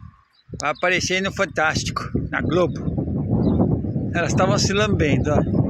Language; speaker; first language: Portuguese; native; Portuguese